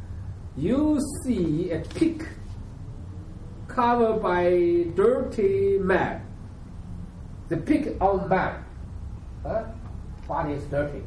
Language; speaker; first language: English; non-native, learner; Chinese